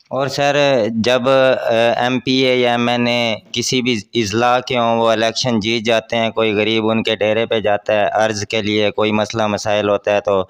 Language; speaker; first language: Urdu; non-native, local second language; Saraiki